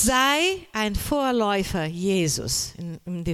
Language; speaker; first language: German; non-native, learner; Portuguese